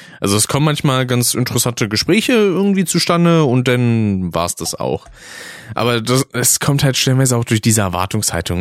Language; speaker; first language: German; native; German